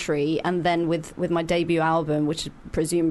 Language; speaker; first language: English; non-native, fluent; Norwegian